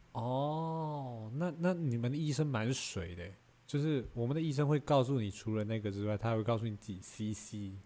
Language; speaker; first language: Chinese; native; Chinese